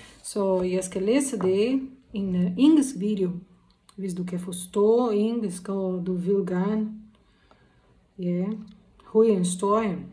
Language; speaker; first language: Danish; non-native, learner; Portuguese